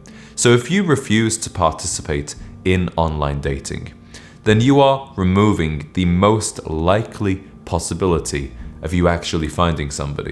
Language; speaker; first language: English; native; English